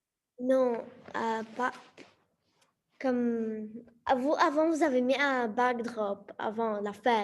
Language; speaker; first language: French; non-native, local second language; Arabic